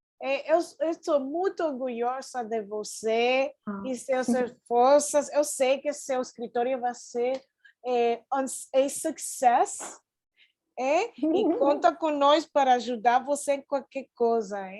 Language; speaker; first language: Portuguese; non-native, fluent; Spanish